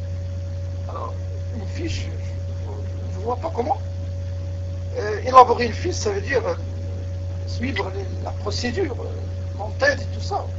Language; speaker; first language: French; non-native, local second language; Arabic